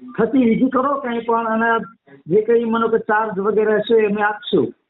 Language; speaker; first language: Gujarati; native; Gujarati